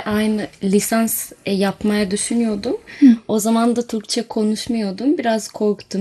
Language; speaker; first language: Turkish; non-native, learner; Bosnian